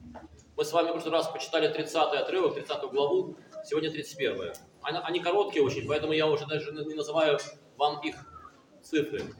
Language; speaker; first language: Russian; native; Russian